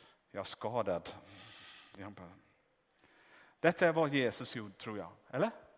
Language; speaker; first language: Swedish; non-native, fluent; English